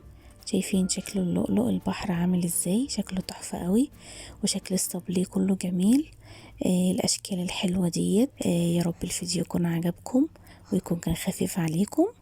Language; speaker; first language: Arabic; native; Arabic